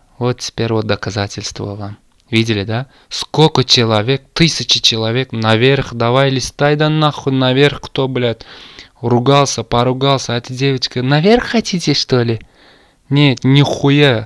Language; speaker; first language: Russian; non-native, learner; Turkmen